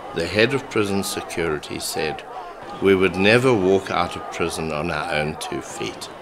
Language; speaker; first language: English; native; English